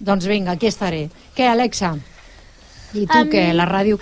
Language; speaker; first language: Catalan; native; Catalan